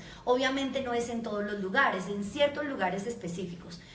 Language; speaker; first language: Spanish; native; Spanish